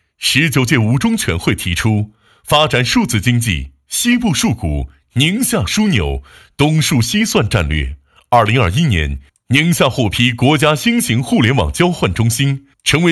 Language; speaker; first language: Chinese; native; Chinese